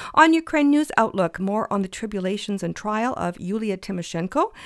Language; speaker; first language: English; early bilingual, other home language; Ukrainian